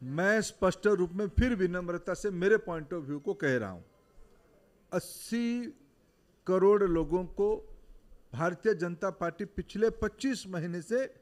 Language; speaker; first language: Hindi; non-native, local second language; Odia